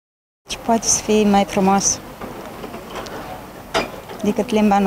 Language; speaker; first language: Romanian; non-native, local second language; Russian